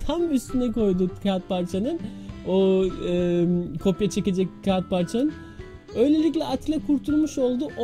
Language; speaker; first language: Turkish; early bilingual, heritage; Turkish